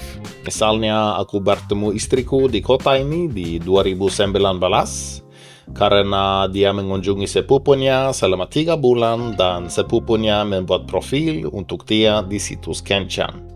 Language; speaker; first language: Indonesian; non-native, fluent; Norwegian